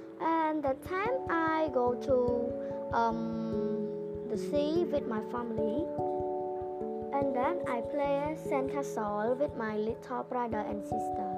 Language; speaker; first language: English; non-native, learner; Khmer